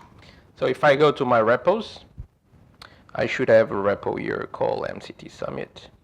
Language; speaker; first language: English; non-native, fluent; Portuguese